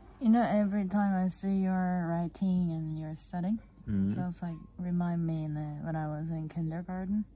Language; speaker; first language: English; non-native, fluent; Korean